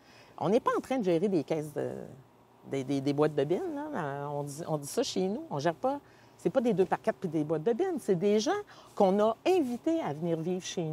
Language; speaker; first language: French; native; French